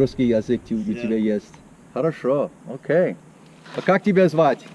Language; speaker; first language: Russian; early bilingual, heritage; Russian